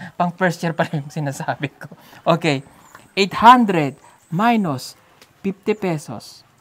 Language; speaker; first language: Filipino; native; Filipino